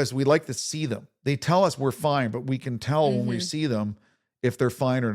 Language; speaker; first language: English; native; English